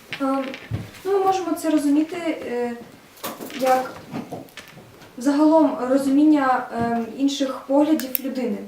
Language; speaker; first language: Ukrainian; non-native, local second language; Russian